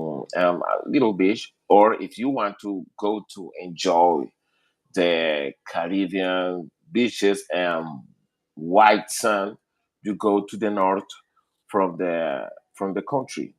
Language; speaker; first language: English; non-native, learner; Spanish